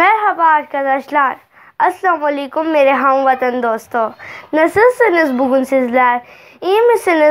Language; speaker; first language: Turkish; non-native, learner; Urdu